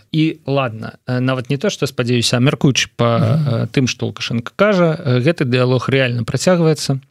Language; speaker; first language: Belarusian; non-native, local second language; Russian